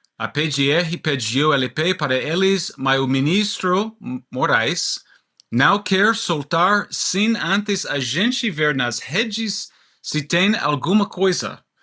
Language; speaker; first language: Portuguese; non-native, learner; English